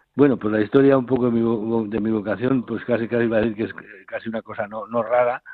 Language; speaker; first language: Spanish; native; Spanish